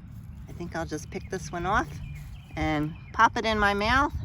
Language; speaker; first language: English; native; English